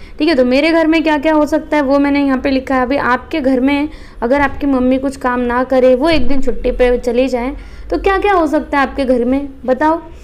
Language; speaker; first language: Hindi; non-native, local second language; Marathi